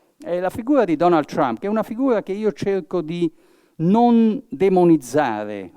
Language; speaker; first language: Italian; early bilingual, heritage; Italian